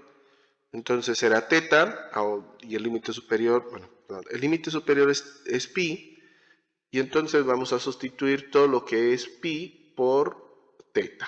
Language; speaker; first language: Spanish; native; Spanish